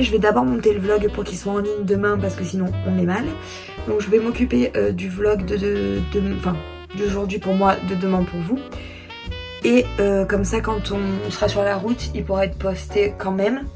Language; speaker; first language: French; native; French